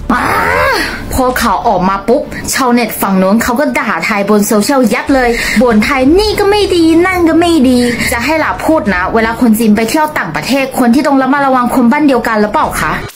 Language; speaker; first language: Thai; non-native, fluent; Chinese